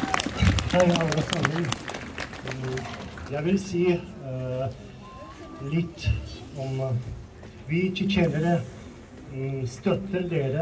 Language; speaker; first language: Norwegian; non-native, fluent; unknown